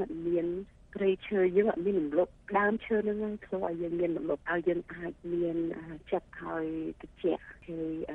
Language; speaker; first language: Khmer; early bilingual, heritage; Khmer